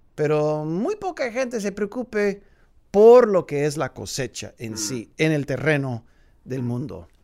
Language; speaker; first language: Spanish; non-native, fluent; English